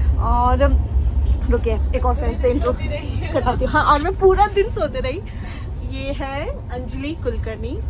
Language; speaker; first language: Hindi; native; Hindi